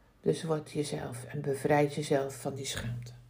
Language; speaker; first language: Dutch; native; Dutch